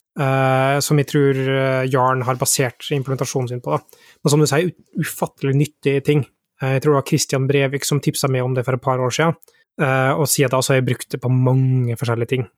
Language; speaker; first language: Norwegian; native; Norwegian